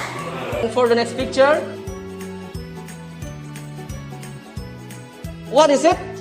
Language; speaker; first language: English; non-native, learner; Indonesian